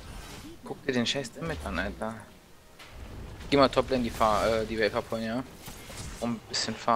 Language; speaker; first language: German; native; German